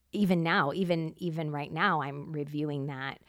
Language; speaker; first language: English; native; English